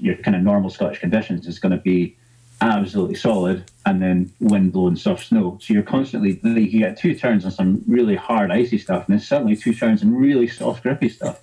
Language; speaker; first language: English; native; English